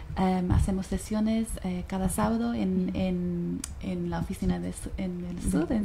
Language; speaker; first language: Spanish; non-native, fluent; English